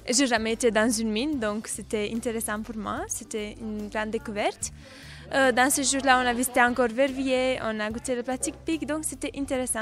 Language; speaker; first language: French; non-native, fluent; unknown